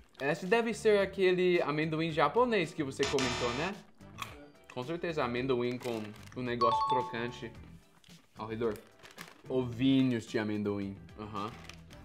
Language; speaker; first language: Portuguese; non-native, fluent; English